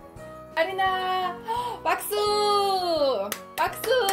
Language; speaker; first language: Korean; non-native, fluent; Russian